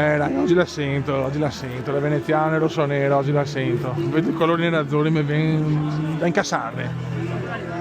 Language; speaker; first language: Italian; native; Italian